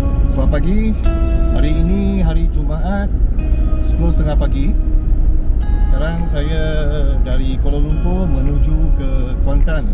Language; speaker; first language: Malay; non-native, local second language; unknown